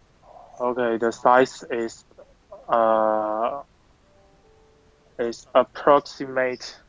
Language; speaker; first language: English; non-native, learner; Chinese